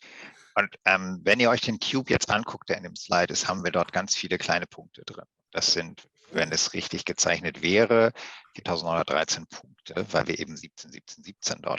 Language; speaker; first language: German; native; German